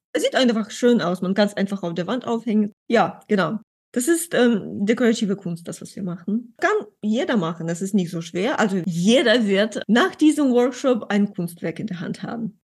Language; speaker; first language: German; non-native, fluent; Ukrainian